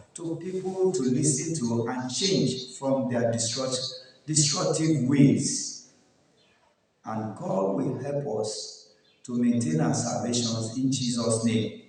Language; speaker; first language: English; non-native, local second language; Yoruba